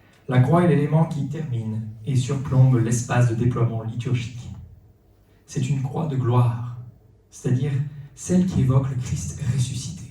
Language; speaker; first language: French; native; French